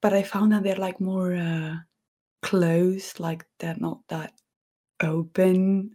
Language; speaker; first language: English; non-native, fluent; Spanish